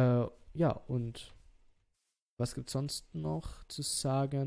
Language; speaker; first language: German; native; German